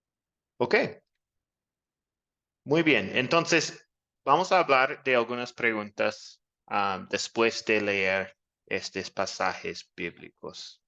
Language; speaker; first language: Spanish; non-native, fluent; English